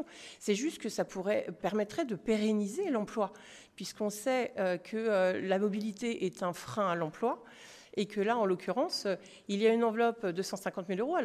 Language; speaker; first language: French; native; French